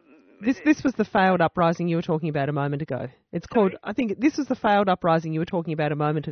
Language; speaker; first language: English; native; English